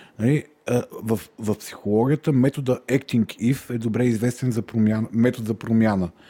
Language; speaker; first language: Bulgarian; native; Bulgarian